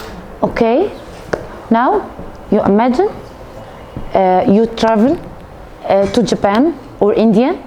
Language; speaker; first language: English; non-native, fluent; Arabic